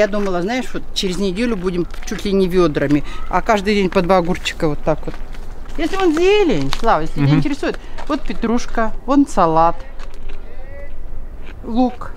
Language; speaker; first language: Russian; native; Russian